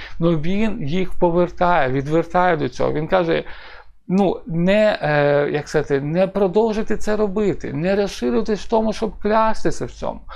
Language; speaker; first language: Ukrainian; non-native, local second language; Russian